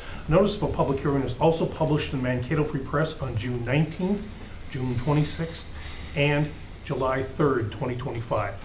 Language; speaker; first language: English; native; English